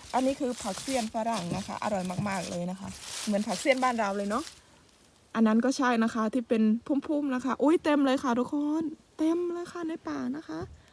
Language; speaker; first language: Thai; native; Thai